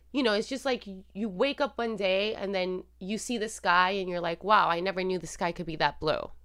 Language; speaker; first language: English; non-native, fluent; Spanish